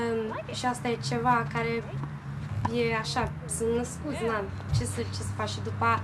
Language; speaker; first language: Romanian; early bilingual, heritage; Romanian